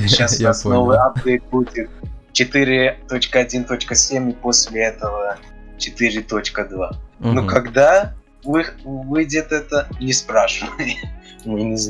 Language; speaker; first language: Russian; early bilingual, heritage; Russian